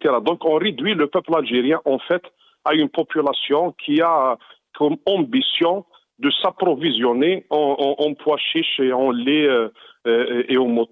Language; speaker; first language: French; non-native, local second language; Arabic